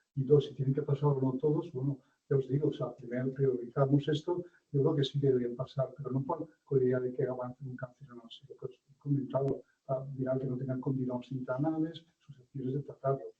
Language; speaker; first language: Spanish; non-native, local second language; Catalan